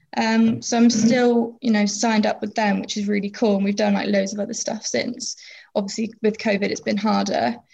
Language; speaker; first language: English; native; English